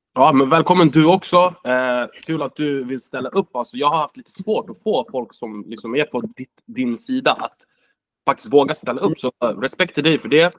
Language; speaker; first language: Swedish; native; Swedish